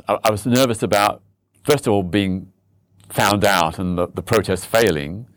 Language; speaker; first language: English; native; English